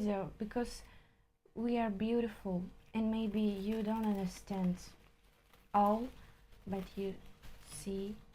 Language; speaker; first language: English; non-native, learner; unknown